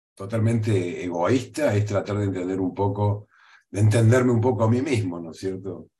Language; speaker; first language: Spanish; native; Spanish